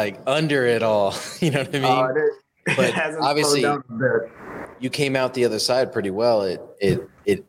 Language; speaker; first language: English; native; English